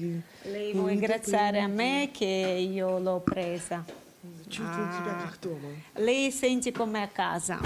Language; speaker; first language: Italian; non-native, learner; Russian